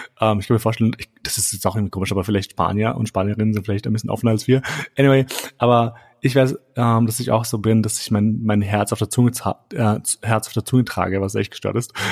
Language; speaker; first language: German; early bilingual, other home language; Albanian